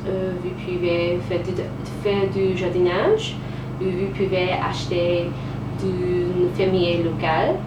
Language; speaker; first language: French; non-native, learner; English